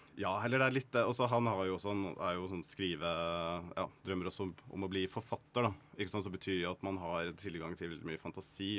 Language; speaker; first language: Norwegian; native; Norwegian